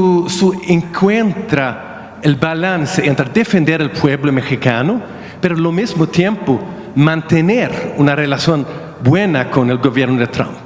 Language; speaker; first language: Spanish; non-native, learner; Swedish